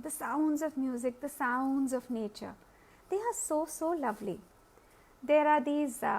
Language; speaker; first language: English; non-native, local second language; Hindi